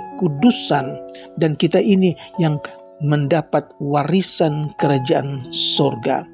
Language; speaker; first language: Indonesian; native; Indonesian